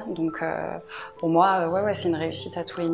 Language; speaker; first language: French; native; French